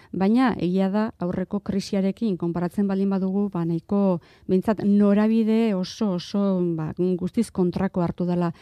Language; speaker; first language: Basque; non-native, local second language; Spanish